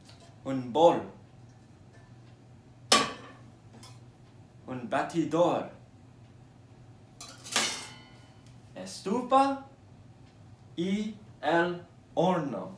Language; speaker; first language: Spanish; non-native, learner; English